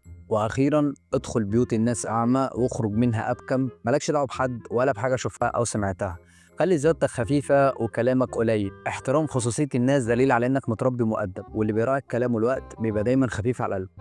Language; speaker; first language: Arabic; native; Arabic